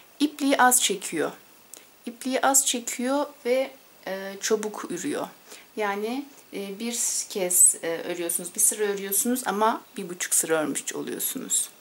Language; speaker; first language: Turkish; native; Turkish